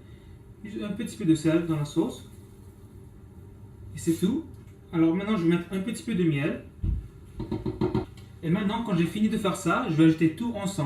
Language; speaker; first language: French; non-native, local second language; English